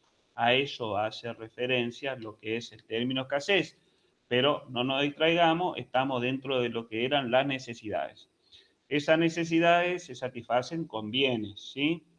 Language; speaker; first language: Spanish; native; Spanish